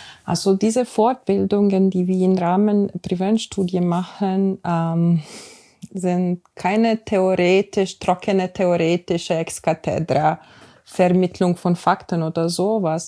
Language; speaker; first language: German; non-native, fluent; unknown